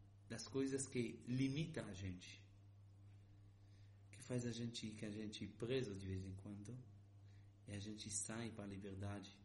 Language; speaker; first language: Portuguese; non-native, fluent; Hebrew